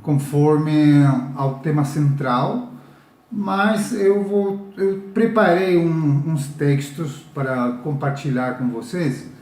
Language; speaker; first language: Portuguese; non-native, learner; Spanish